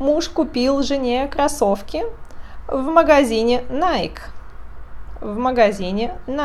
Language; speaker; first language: Russian; non-native, fluent; Portuguese